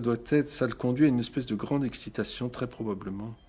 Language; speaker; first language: French; native; French